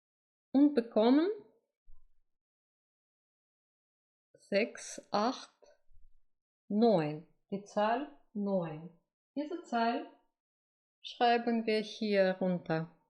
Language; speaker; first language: German; non-native, fluent; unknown